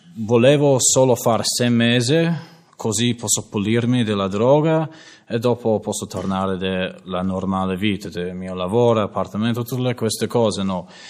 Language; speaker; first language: Italian; non-native, learner; English